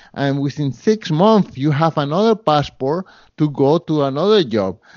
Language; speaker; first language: English; non-native, fluent; Spanish